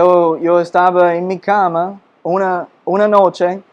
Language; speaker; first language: Spanish; non-native, fluent; English